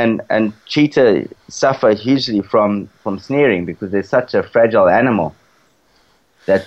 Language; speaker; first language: English; native; English